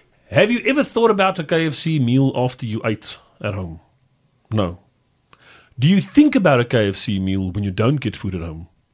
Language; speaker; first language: English; non-native, local second language; Afrikaans